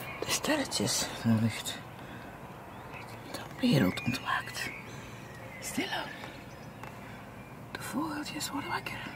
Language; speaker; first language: Dutch; native; Dutch